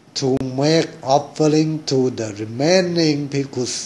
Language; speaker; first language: English; non-native, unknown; Thai